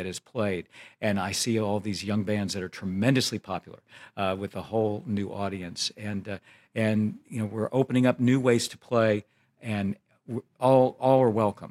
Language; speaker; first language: English; native; English